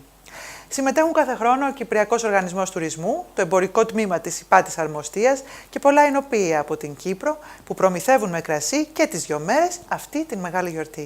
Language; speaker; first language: Greek; native; Greek